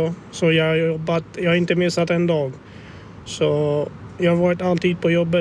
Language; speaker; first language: Swedish; non-native, fluent; Albanian